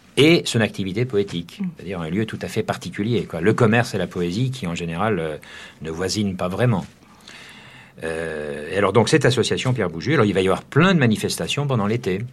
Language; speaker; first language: French; native; French